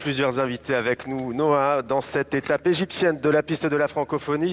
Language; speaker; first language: French; native; French